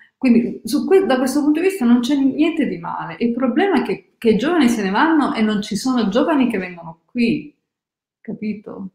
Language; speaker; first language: Italian; native; Italian